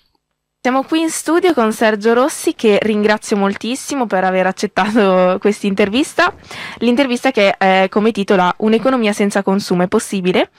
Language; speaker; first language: Italian; native; Italian